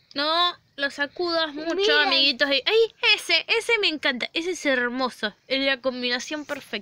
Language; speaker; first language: Spanish; native; Spanish